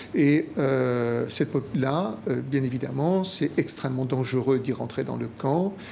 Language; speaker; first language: French; native; French